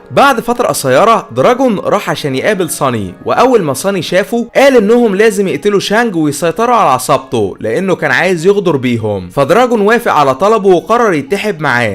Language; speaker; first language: Arabic; native; Arabic